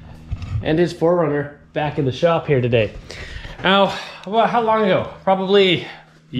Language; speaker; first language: English; native; English